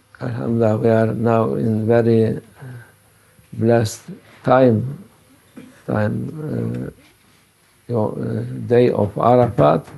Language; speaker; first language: English; non-native, learner; Turkish